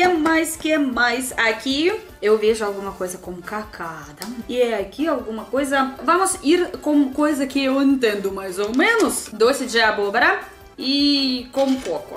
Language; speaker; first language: Portuguese; non-native, learner; Russian